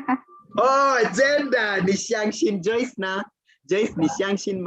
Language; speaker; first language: Chinese; non-native, fluent; Swahili